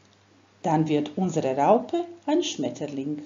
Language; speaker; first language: German; non-native, fluent; Croatian